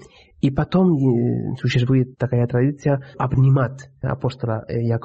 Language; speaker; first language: Russian; non-native, fluent; Spanish